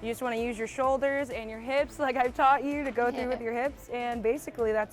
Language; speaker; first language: English; native; English